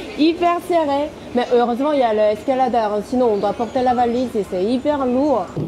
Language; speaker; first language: French; non-native, fluent; Korean